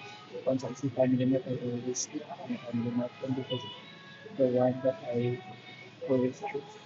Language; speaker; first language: English; non-native, local second language; Filipino